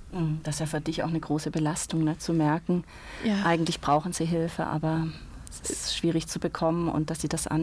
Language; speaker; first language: German; native; German